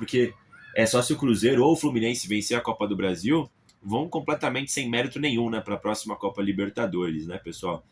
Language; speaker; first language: Portuguese; native; Portuguese